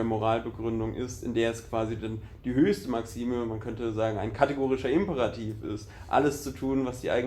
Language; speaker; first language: German; native; German